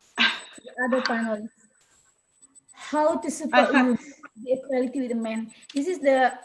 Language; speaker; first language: English; non-native, learner; Indonesian